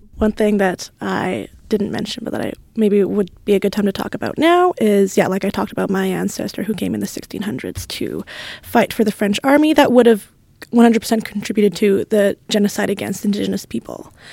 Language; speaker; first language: English; native; English